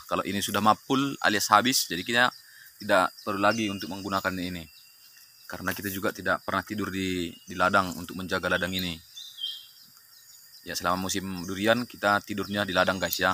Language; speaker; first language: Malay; non-native, local second language; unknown